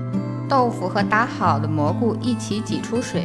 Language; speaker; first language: Chinese; native; Chinese